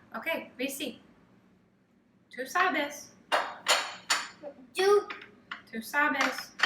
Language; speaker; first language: Spanish; non-native, learner; English